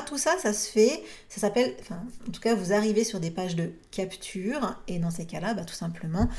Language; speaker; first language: French; native; French